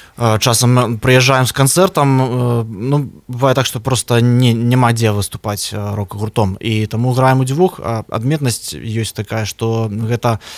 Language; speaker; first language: Belarusian; non-native, local second language; Russian